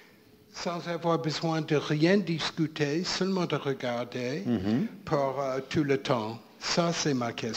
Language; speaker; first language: French; non-native, fluent; English